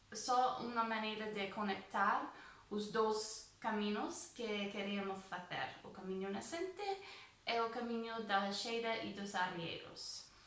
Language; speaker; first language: Portuguese; non-native, fluent; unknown